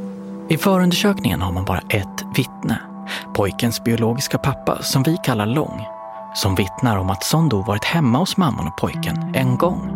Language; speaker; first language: Swedish; native; Swedish